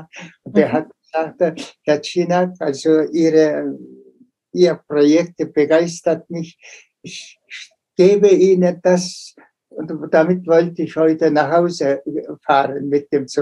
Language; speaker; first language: German; non-native, fluent; Tuvinian